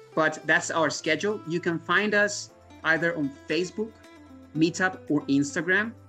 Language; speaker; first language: English; non-native, fluent; Spanish